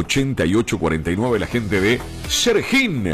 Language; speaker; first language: Spanish; native; Spanish